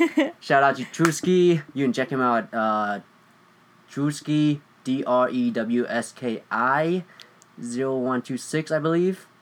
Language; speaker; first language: English; early bilingual, other home language; Vietnamese